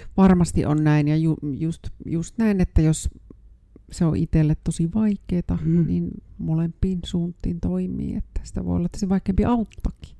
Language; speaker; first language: Finnish; native; Finnish